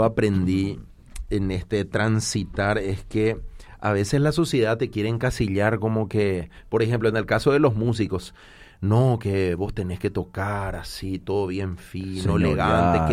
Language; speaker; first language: Spanish; native; Spanish